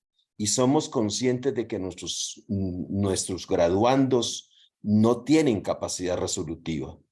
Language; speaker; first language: Spanish; native; Spanish